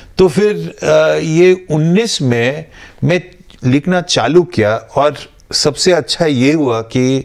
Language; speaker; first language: Hindi; non-native, local second language; Bangla